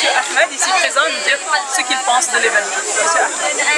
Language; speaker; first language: French; native; French